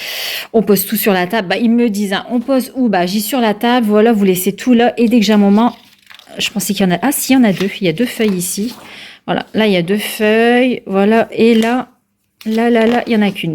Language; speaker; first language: French; native; French